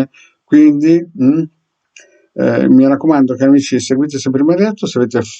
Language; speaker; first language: Italian; native; Italian